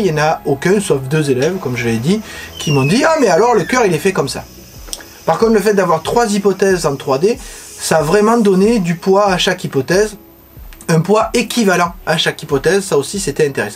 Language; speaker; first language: French; native; French